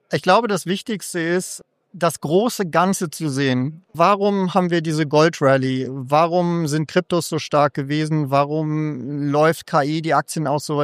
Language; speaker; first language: German; native; German